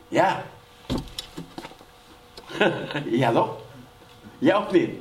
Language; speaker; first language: Dutch; non-native, learner; Indonesian